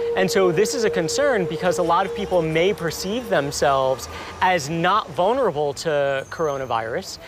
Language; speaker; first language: English; native; English